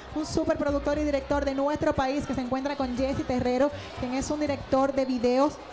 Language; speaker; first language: Spanish; native; Spanish